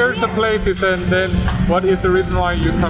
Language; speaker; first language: English; non-native, learner; Korean